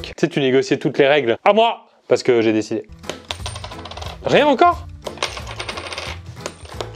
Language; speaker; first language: French; native; French